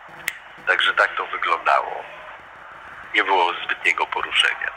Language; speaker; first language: Polish; native; Polish